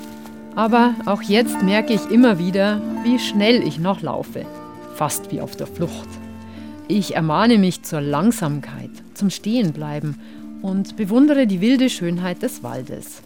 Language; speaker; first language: German; native; German